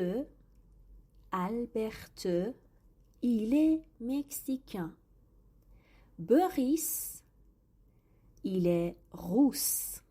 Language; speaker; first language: French; non-native, fluent; Persian